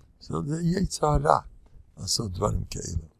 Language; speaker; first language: Hebrew; non-native, fluent; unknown